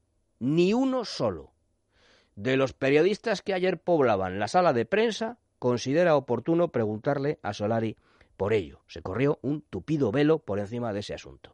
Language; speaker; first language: Spanish; native; Spanish